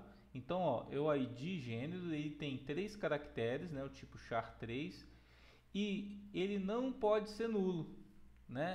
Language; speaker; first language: Portuguese; native; Portuguese